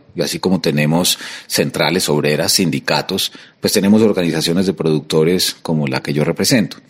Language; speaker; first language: Spanish; native; Spanish